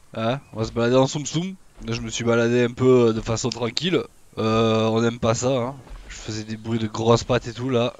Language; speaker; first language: French; native; French